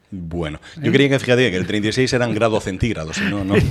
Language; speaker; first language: Spanish; native; Spanish